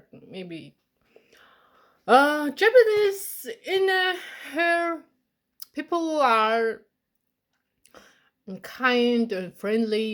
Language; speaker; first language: English; non-native, learner; Mongolian